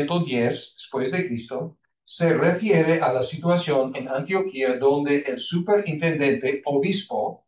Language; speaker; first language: Spanish; non-native, fluent; English